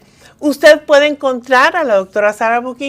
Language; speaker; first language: Spanish; native; Spanish